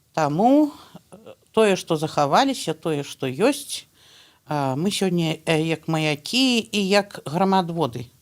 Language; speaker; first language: Belarusian; native; Belarusian